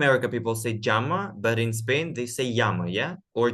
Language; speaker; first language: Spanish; non-native, learner; Russian